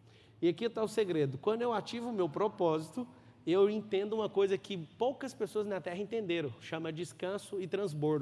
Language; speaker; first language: Portuguese; native; Portuguese